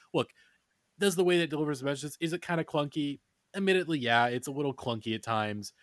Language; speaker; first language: English; native; English